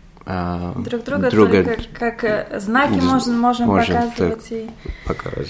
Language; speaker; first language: Russian; non-native, local second language; Latvian